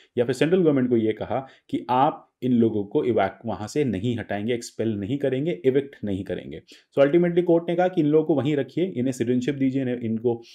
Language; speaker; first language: Hindi; native; Hindi